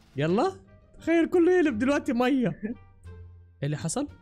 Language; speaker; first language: Arabic; native; Arabic